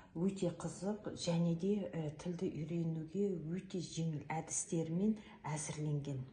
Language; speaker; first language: Kazakh; non-native, local second language; Ukrainian